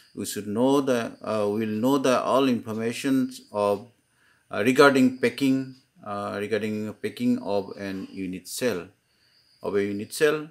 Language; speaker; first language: English; non-native, local second language; Assamese